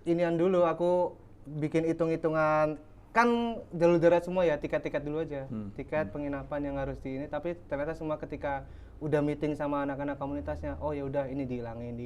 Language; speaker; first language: Indonesian; native; Indonesian